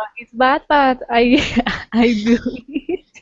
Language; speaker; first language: English; non-native, learner; Spanish